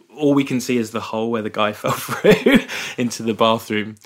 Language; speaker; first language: English; native; English